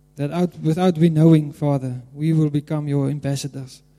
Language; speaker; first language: English; non-native, local second language; Afrikaans